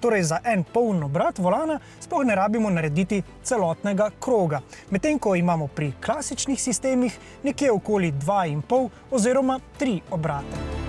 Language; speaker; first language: Slovenian; native; Slovenian